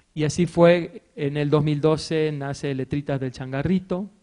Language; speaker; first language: Spanish; native; Spanish